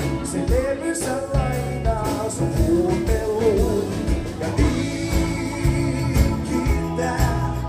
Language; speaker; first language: Finnish; native; Finnish